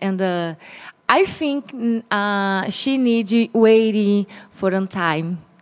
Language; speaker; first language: English; non-native, learner; Portuguese